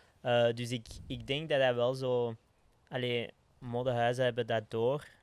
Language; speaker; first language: Dutch; non-native, local second language; French